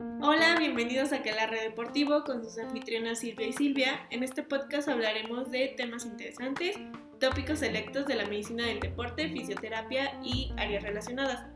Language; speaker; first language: Spanish; native; Spanish